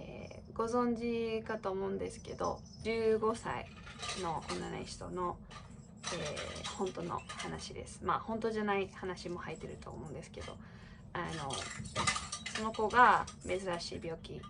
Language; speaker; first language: Japanese; non-native, fluent; English